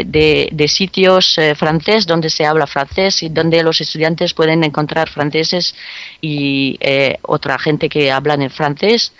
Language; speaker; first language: Spanish; non-native, fluent; French